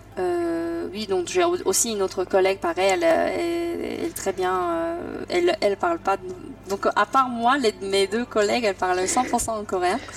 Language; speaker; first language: French; non-native, fluent; Korean